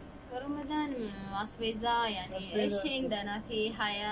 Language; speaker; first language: Arabic; non-native, learner; Amharic